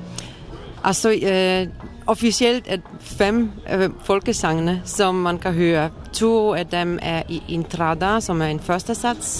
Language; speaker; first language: Danish; non-native, fluent; Polish